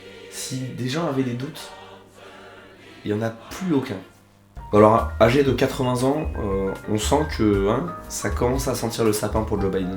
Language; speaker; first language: French; native; French